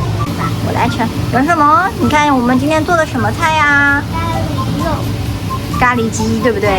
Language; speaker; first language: Chinese; native; Chinese